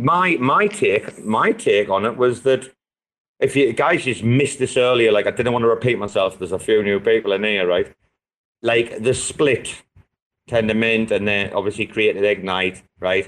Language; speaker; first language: English; native; English